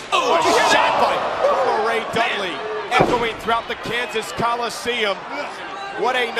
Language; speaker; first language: English; native; English